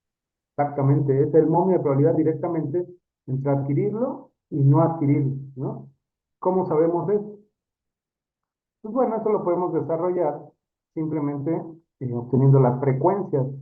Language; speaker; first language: Spanish; native; Spanish